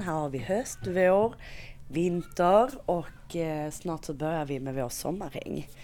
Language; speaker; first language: Swedish; native; Swedish